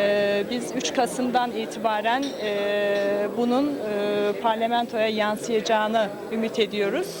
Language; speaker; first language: Turkish; native; Turkish